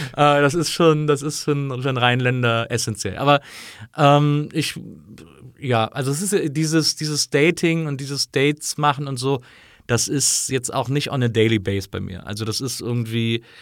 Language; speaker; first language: German; native; German